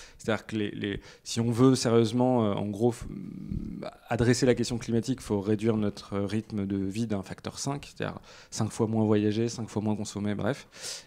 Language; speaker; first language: French; native; French